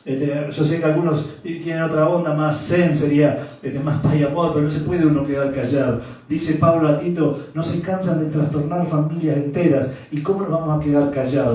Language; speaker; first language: Spanish; native; Spanish